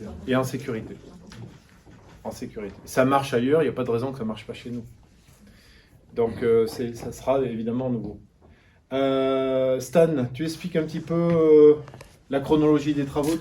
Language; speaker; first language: French; native; French